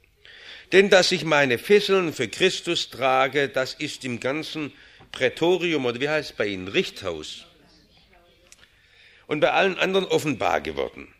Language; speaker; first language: German; native; German